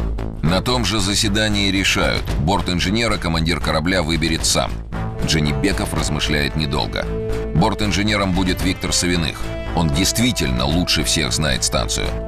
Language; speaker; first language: Russian; native; Russian